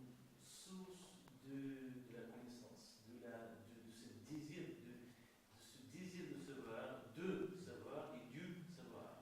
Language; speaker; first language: French; non-native, fluent; Russian